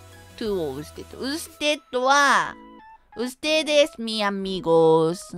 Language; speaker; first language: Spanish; non-native, learner; Japanese